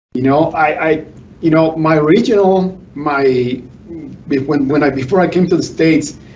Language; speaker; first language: English; non-native, fluent; Spanish